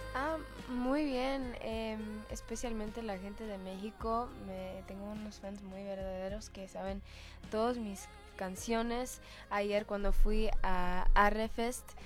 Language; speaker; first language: Spanish; early bilingual, heritage; Spanish